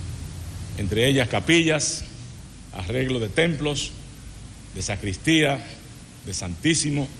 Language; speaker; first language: Spanish; native; Spanish